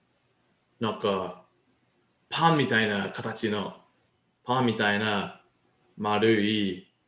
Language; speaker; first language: Japanese; non-native, learner; English